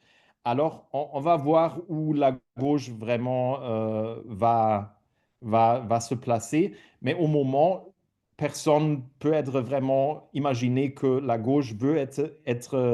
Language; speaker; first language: French; non-native, fluent; German